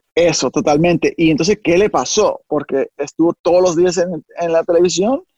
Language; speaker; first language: Spanish; early bilingual, heritage; Spanish